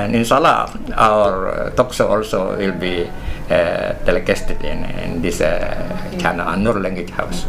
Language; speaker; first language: English; non-native, fluent; Indonesian